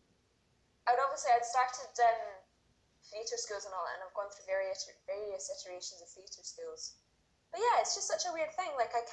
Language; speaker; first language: English; native; English